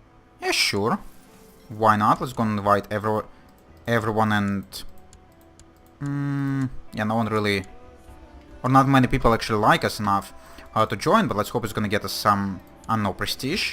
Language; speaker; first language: English; non-native, fluent; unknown